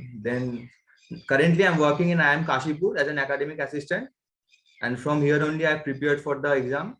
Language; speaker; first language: English; non-native, local second language; Bangla